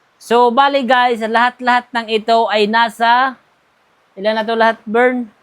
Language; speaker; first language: Filipino; non-native, local second language; Bikol